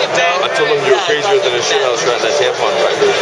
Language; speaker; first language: English; native; English